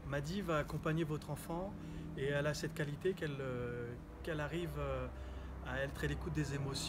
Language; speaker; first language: French; native; French